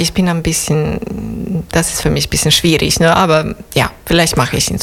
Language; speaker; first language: German; non-native, learner; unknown